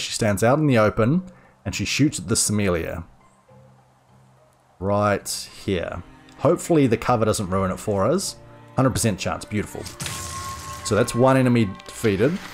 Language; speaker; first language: English; native; English